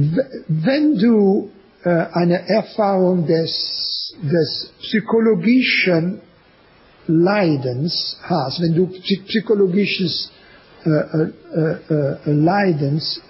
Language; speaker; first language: German; non-native, learner; French